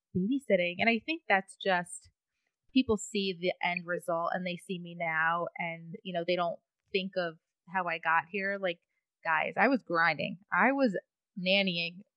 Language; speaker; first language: English; native; English